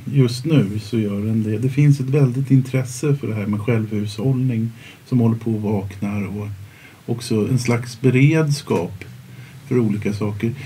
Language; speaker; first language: Swedish; native; Swedish